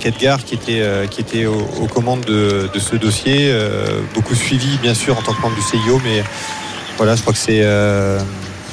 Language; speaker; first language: French; native; French